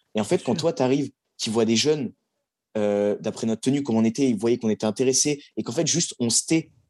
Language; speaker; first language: French; native; French